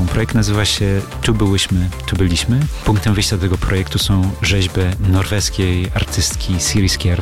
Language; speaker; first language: Polish; native; Polish